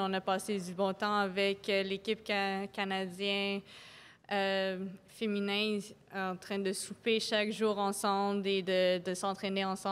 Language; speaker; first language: French; non-native, local second language; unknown